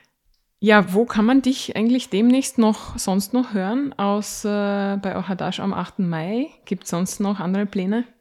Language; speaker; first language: German; native; German